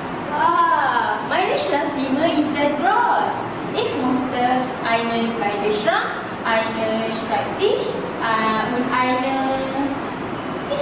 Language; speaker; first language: German; non-native, learner; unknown